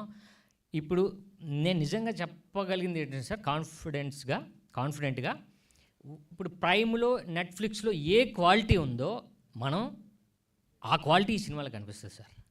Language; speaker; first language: Telugu; native; Telugu